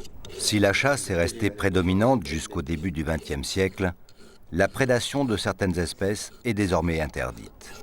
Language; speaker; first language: French; native; French